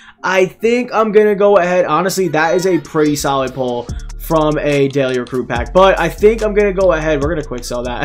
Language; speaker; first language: English; native; English